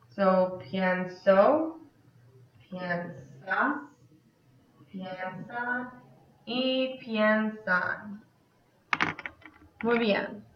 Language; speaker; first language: Spanish; non-native, fluent; English